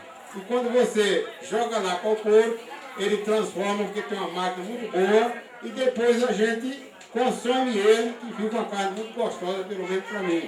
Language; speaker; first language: Portuguese; native; Portuguese